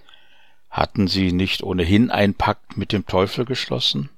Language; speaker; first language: German; native; German